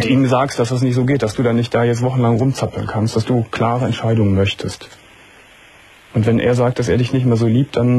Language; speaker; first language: German; native; German